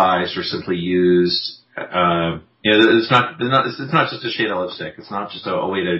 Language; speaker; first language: English; native; English